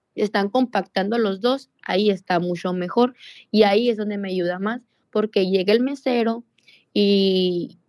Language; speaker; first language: Spanish; native; Spanish